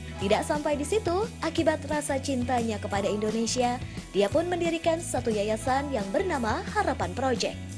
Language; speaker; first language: Indonesian; native; Indonesian